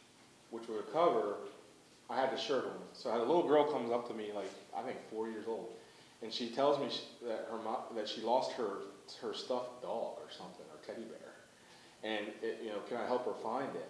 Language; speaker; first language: English; native; English